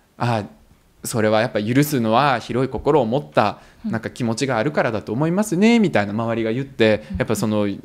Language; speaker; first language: Japanese; early bilingual, other home language; Russian